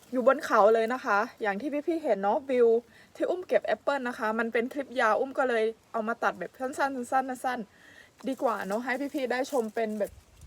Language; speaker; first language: Thai; native; Thai